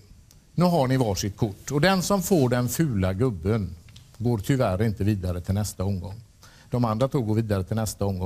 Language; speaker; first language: Swedish; native; Swedish